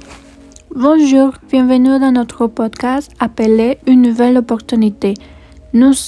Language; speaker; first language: French; non-native, learner; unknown